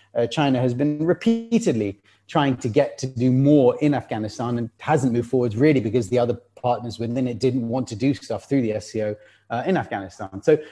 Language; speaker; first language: English; native; English